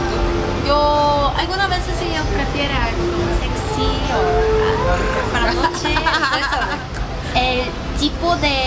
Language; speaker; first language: Spanish; non-native, learner; Korean